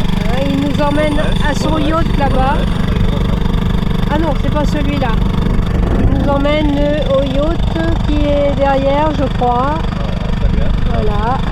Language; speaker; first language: French; native; French